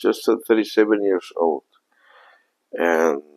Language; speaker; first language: English; non-native, local second language; Afrikaans